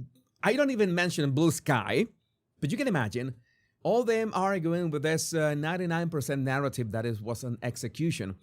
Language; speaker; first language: English; non-native, fluent; Spanish